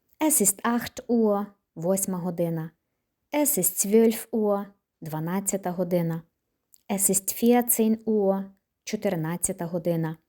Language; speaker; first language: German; non-native, fluent; Ukrainian